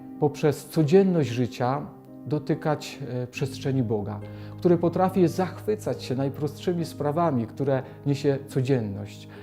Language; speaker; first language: Polish; native; Polish